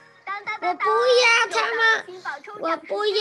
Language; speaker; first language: Chinese; non-native, learner; Vietnamese